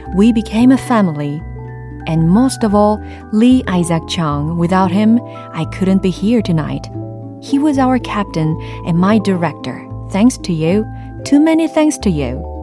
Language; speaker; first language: English; non-native, fluent; Korean